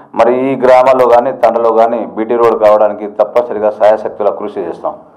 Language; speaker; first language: Telugu; non-native, local second language; Lambadi